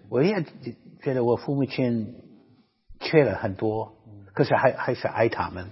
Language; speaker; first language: Chinese; non-native, fluent; English